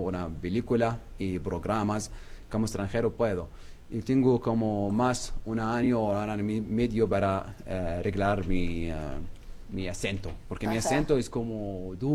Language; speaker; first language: Spanish; non-native, learner; Arabic